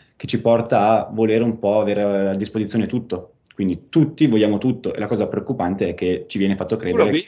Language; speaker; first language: Italian; native; Italian